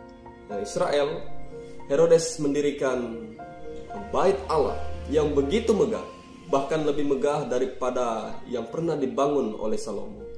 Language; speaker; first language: Indonesian; native; Indonesian